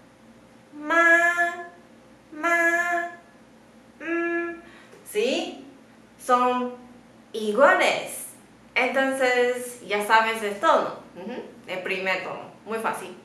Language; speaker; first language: Spanish; non-native, fluent; Chinese